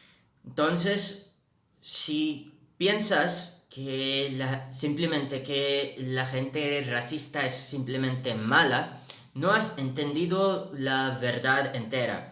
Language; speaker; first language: Spanish; non-native, fluent; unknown